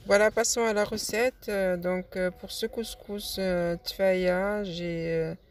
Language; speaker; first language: French; non-native, local second language; Arabic